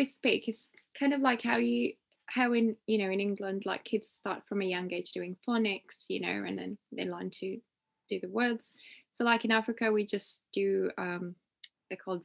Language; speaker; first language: English; non-native, local second language; Ganda